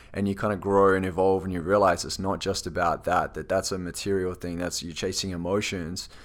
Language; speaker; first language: English; native; English